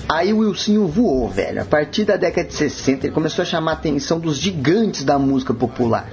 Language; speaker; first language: Portuguese; native; Portuguese